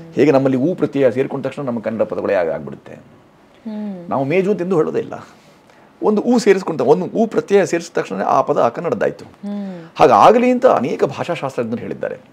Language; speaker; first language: Kannada; non-native, local second language; Hindi